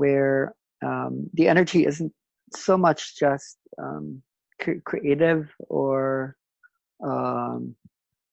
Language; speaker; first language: English; non-native, local second language; Filipino